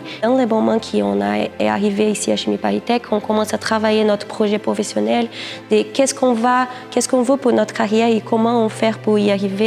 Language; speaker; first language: French; non-native, fluent; Portuguese